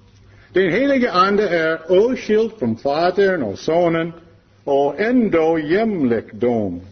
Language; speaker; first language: Swedish; non-native, learner; English